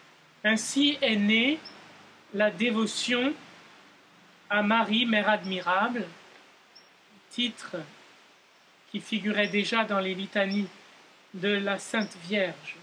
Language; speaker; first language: French; native; French